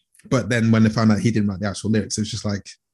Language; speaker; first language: English; native; English